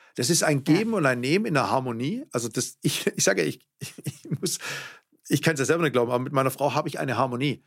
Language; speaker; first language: German; native; German